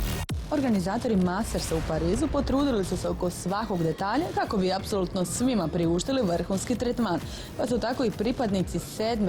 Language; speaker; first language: Croatian; native; Croatian